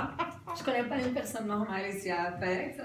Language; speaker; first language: French; non-native, fluent; Portuguese